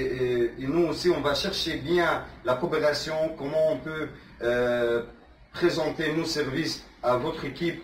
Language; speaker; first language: French; non-native, fluent; Arabic